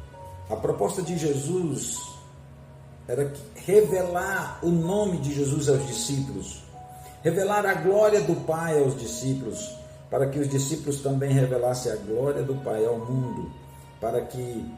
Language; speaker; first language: Portuguese; native; Portuguese